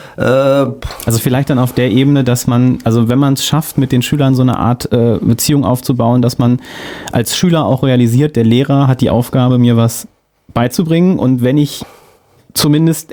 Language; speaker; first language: German; native; German